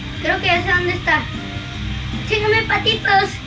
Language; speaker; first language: Spanish; native; Spanish